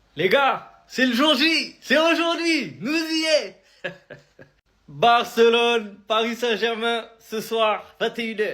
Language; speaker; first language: French; native; French